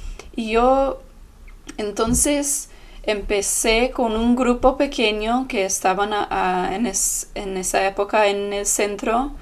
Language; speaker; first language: Spanish; non-native, fluent; English